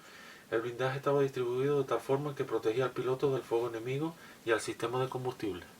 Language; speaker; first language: Spanish; native; Spanish